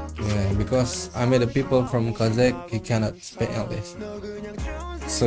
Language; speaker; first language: English; non-native, learner; Indonesian